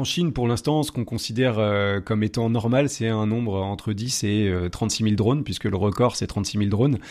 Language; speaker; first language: French; native; French